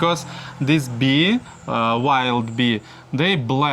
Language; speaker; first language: English; non-native, learner; Russian